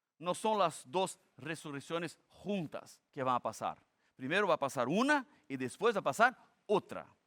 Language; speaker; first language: Spanish; non-native, fluent; Portuguese